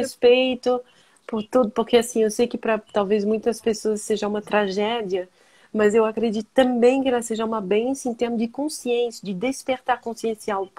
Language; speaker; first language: Portuguese; non-native, fluent; French